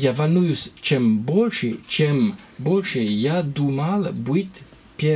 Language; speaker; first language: Russian; non-native, learner; French